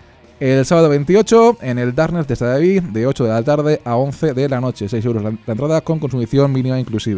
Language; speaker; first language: Spanish; native; Spanish